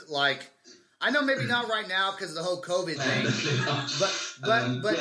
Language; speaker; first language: English; native; English